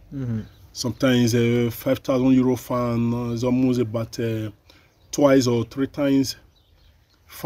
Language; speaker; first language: English; non-native, learner; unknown